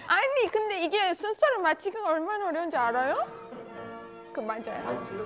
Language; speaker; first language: Korean; non-native, fluent; Turkish